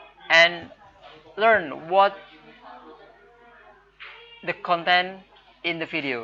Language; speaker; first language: English; non-native, fluent; Indonesian